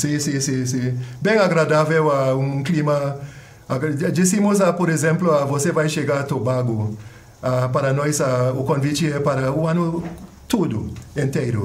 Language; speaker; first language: Portuguese; non-native, fluent; English